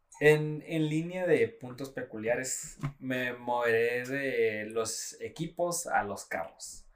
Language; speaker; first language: Spanish; native; Spanish